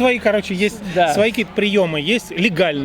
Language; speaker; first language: Russian; native; Russian